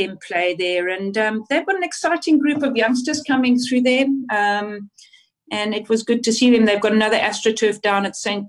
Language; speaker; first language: English; native; English